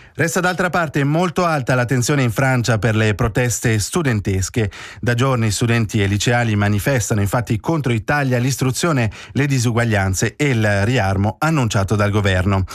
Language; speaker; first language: Italian; native; Italian